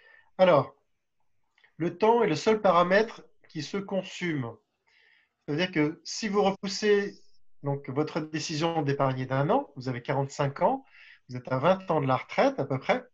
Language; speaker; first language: French; native; French